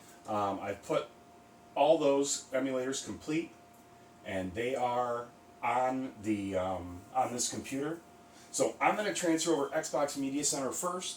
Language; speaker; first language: English; native; English